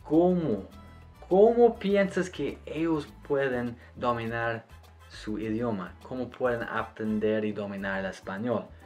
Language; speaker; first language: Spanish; non-native, fluent; English